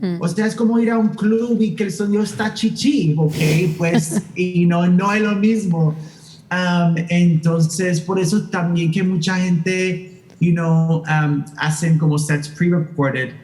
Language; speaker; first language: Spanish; early bilingual, heritage; Spanish